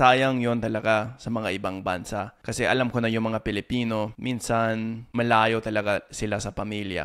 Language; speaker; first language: Filipino; non-native, fluent; English